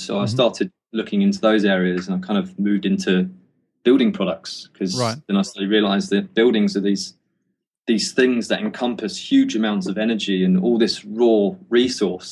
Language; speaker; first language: English; native; English